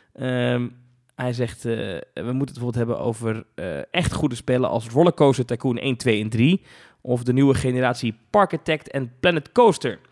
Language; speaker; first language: Dutch; native; Dutch